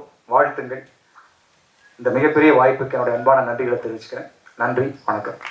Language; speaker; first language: Tamil; native; Tamil